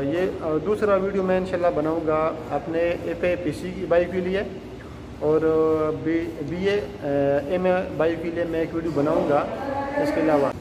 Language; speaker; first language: Hindi; non-native, local second language; Pashto